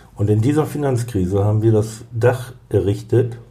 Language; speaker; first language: German; native; German